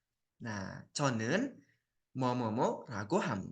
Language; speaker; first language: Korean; non-native, fluent; Indonesian